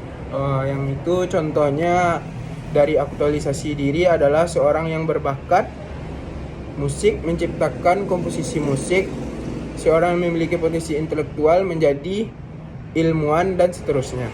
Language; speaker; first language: Indonesian; native; Indonesian